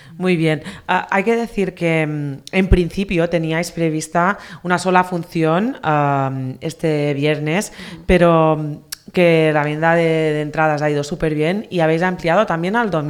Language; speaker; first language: Spanish; native; Spanish